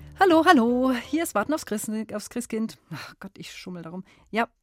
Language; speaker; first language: German; native; German